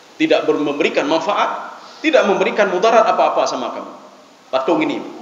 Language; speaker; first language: Malay; non-native, local second language; Achinese